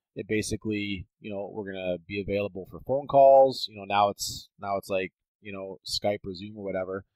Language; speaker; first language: English; native; English